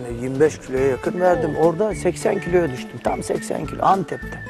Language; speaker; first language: Turkish; native; Turkish